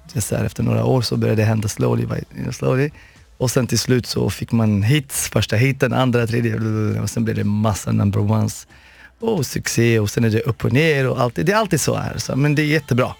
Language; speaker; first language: Swedish; non-native, fluent; Arabic